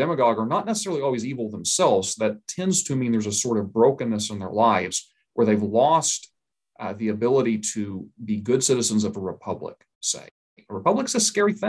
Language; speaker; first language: English; native; English